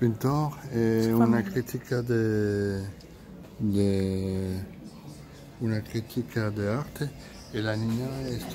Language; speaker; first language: Spanish; non-native, learner; French